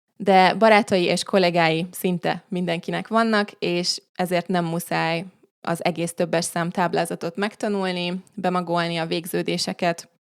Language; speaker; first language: Hungarian; native; Hungarian